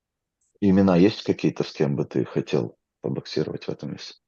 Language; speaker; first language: Russian; native; Russian